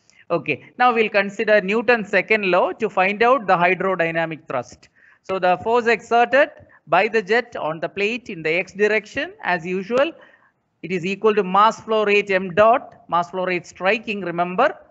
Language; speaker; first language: English; non-native, local second language; Malayalam